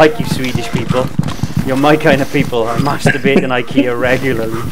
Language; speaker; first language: English; native; English